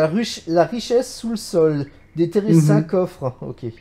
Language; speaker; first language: French; native; French